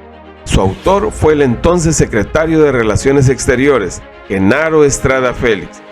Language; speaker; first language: Spanish; native; Spanish